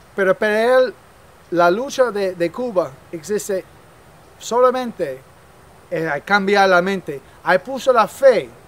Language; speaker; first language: Spanish; non-native, fluent; English